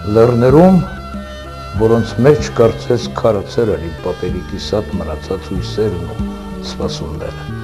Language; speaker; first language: Armenian; non-native, local second language; Assyrian Neo-Aramaic